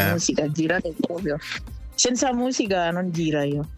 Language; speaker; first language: Italian; non-native, learner; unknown